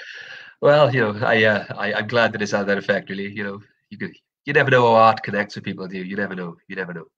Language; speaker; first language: English; native; English